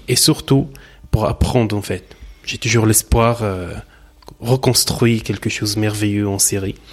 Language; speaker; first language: French; non-native, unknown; Arabic